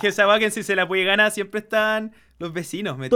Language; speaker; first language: Spanish; native; Spanish